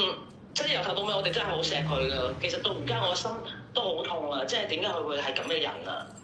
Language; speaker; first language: Cantonese; native; Cantonese